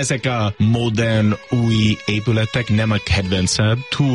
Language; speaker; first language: Hungarian; non-native, learner; English